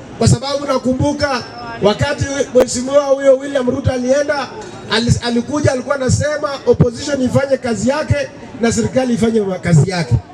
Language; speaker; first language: Swahili; non-native, local second language; Luyia